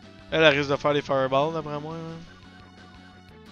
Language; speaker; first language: French; native; French